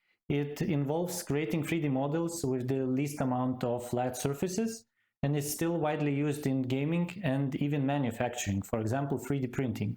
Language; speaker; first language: English; non-native, fluent; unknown